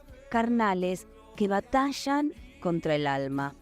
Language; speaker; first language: Spanish; native; Spanish